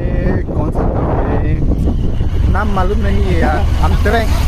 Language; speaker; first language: Hindi; non-native, local second language; Karbi